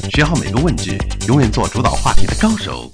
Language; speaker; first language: Chinese; native; Chinese